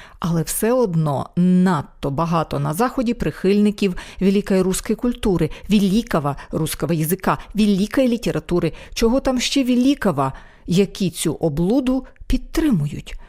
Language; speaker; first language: Ukrainian; native; Ukrainian